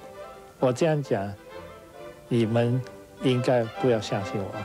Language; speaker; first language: Chinese; non-native, local second language; Wu Chinese